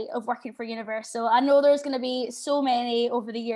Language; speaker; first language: English; native; English